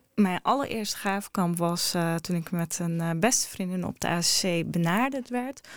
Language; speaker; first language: Dutch; early bilingual, other home language; Arabic